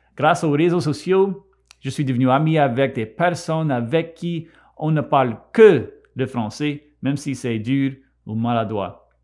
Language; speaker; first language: French; non-native, local second language; English